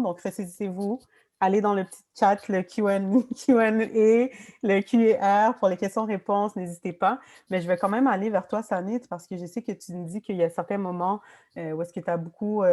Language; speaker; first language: French; native; French